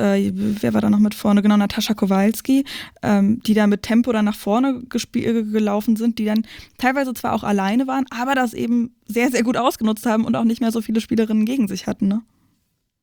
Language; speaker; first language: German; native; German